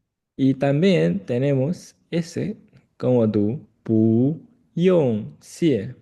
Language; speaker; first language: Spanish; non-native, fluent; Chinese